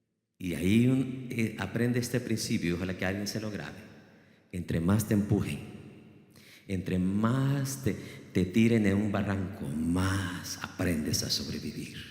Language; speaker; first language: Spanish; native; Spanish